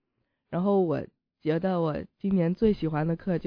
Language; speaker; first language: Chinese; early bilingual, heritage; Chinese